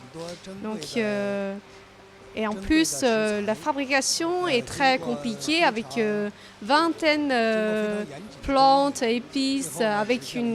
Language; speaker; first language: French; non-native, learner; Chinese